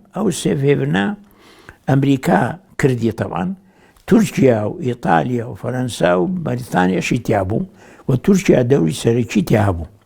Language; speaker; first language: Central Kurdish; native; Central Kurdish